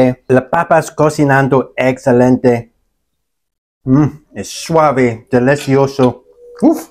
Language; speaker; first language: Spanish; non-native, learner; English